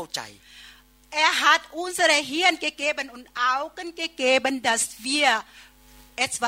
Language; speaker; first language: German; non-native, learner; Thai